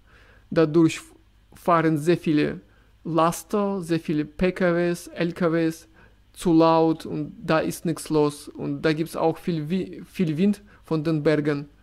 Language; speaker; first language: German; non-native, fluent; Russian